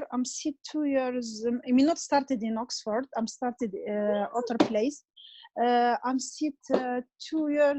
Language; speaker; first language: English; non-native, learner; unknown